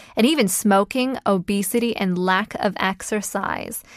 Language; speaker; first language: English; early bilingual, other home language; Korean